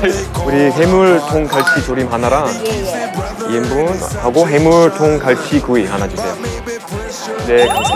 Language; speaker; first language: Korean; non-native, fluent; English